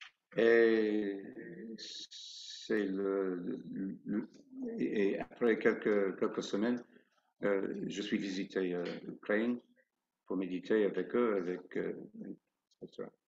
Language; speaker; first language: French; non-native, fluent; English